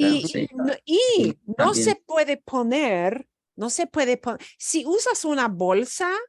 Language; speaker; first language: Spanish; non-native, fluent; English